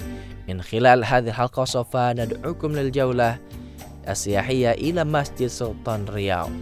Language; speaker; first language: Arabic; non-native, fluent; Indonesian